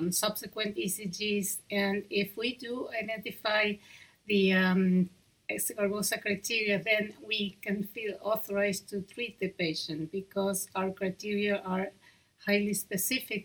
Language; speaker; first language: English; non-native, fluent; Spanish